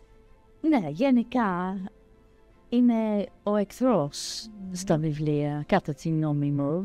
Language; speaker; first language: Greek; non-native, fluent; English